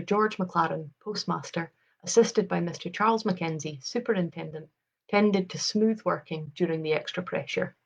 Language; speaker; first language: English; native; English